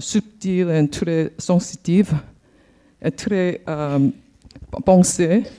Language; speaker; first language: French; non-native, learner; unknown